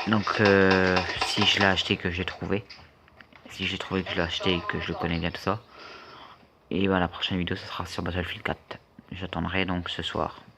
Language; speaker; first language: French; native; French